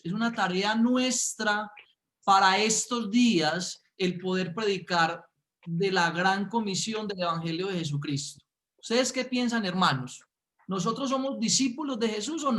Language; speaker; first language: Spanish; native; Spanish